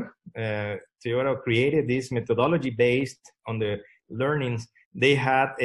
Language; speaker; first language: English; non-native, fluent; Spanish